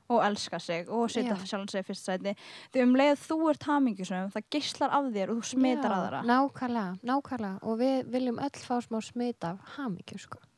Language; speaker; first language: Icelandic; early bilingual, other home language; Filipino